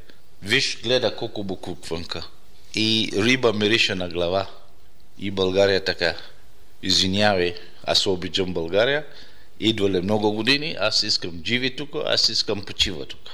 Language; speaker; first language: Bulgarian; non-native, learner; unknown